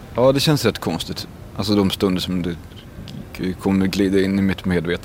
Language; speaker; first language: Swedish; native; Swedish